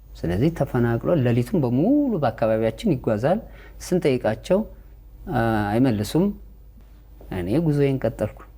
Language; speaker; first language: Amharic; native; Amharic